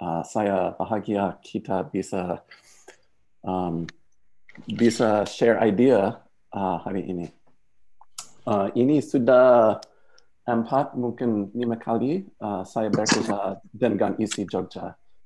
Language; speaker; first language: Indonesian; non-native, learner; English